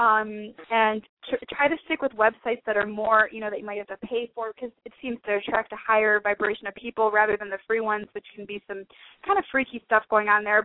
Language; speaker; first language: English; native; English